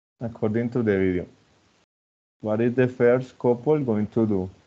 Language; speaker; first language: English; non-native, fluent; Spanish